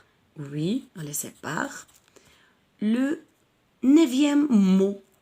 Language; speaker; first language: French; non-native, local second language; Arabic